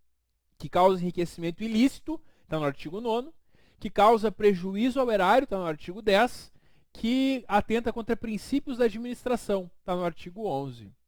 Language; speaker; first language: Portuguese; native; Portuguese